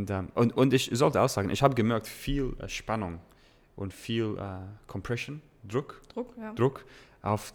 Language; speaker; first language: German; non-native, learner; English